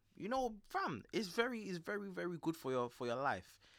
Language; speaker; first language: English; native; English